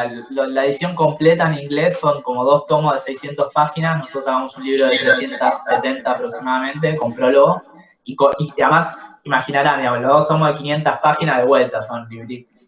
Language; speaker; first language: Spanish; native; Spanish